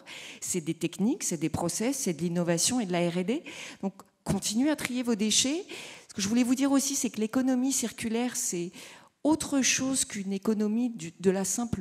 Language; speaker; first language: French; native; French